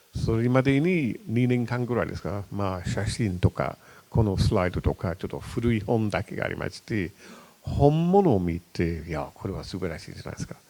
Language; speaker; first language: Japanese; non-native, fluent; English